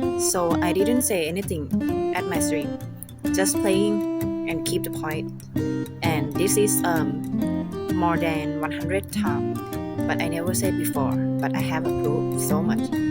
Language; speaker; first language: English; non-native, learner; Thai